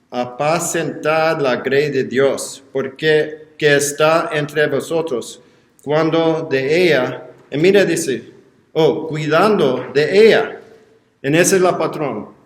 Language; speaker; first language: Spanish; non-native, learner; English